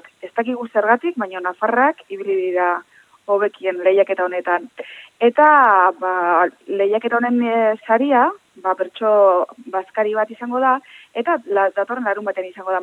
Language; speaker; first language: Basque; native; Basque